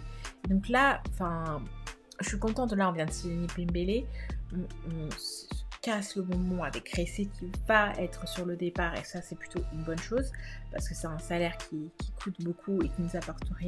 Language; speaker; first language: French; native; French